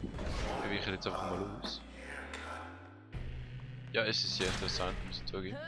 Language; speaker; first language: German; native; German